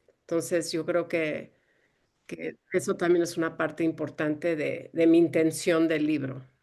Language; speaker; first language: Spanish; early bilingual, other home language; English